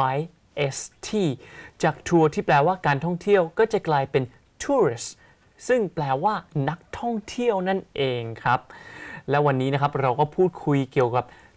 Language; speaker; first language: Thai; native; Thai